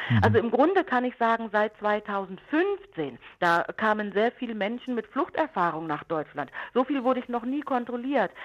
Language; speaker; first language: German; native; German